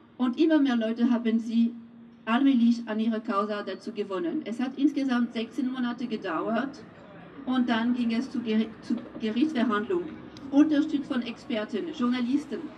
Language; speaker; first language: German; non-native, fluent; French